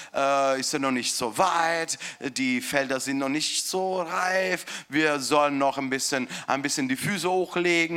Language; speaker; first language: German; non-native, fluent; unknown